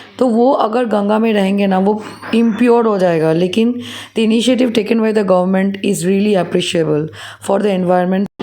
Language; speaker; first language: Hindi; non-native, local second language; Bangla